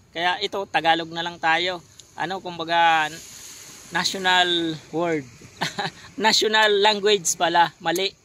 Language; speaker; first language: Filipino; non-native, local second language; Bikol